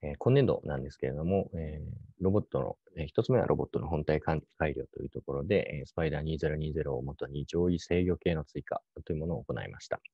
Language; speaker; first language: Japanese; native; Japanese